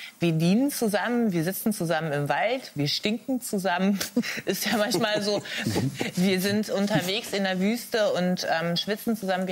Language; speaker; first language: German; early bilingual, other home language; Arabic